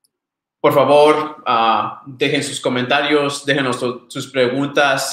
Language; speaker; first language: Spanish; early bilingual, other home language; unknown